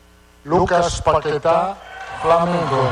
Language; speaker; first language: Portuguese; non-native, fluent; Italian